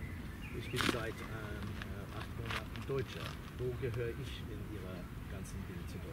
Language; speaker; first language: German; non-native, fluent; English